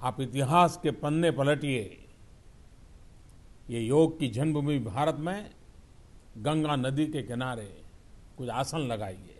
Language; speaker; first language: Hindi; non-native, local second language; Gujarati